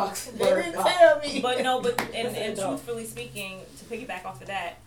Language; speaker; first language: English; native; English